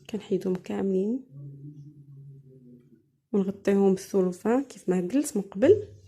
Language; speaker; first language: Arabic; native; Arabic